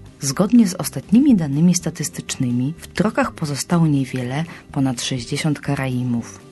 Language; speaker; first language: Polish; native; Polish